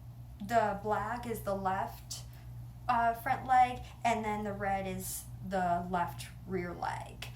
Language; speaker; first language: English; native; English